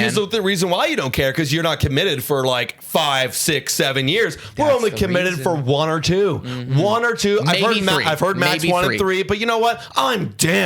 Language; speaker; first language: English; native; English